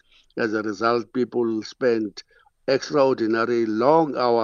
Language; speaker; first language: English; non-native, local second language; Xhosa